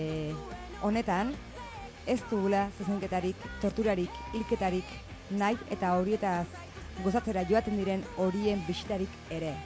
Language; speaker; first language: Basque; native; Basque